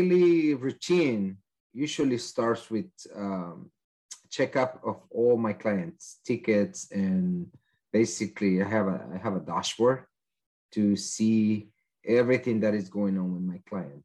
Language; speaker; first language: English; non-native, fluent; Spanish